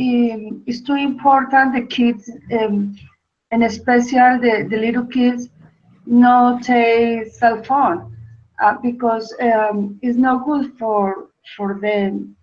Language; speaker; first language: English; non-native, learner; Spanish